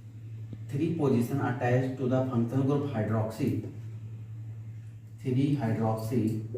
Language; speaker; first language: English; non-native, local second language; Hindi